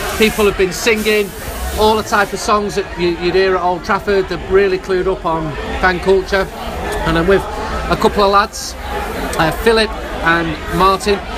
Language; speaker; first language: English; native; English